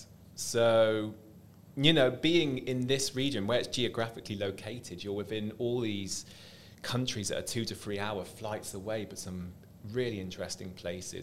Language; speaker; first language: English; native; English